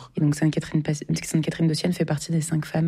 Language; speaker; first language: French; native; French